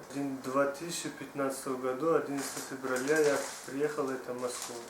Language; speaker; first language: Russian; non-native, learner; Tajik